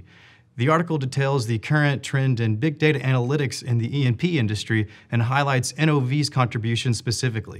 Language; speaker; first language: English; native; English